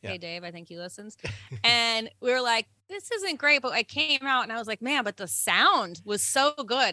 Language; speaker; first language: English; native; English